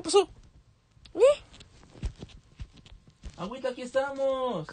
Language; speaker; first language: Spanish; native; Spanish